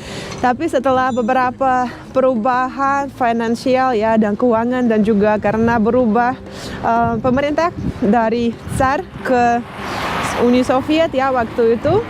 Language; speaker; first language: Indonesian; non-native, fluent; Russian